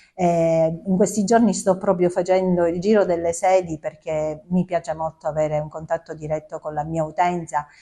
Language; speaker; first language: Italian; native; Italian